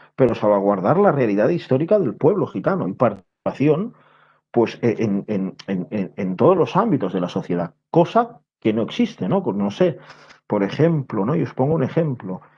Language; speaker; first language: Spanish; non-native, local second language; Catalan